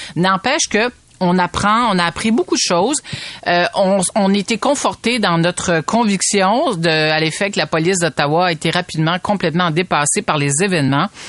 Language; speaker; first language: French; native; French